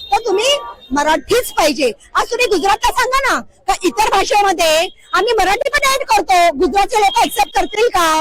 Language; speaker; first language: Marathi; native; Marathi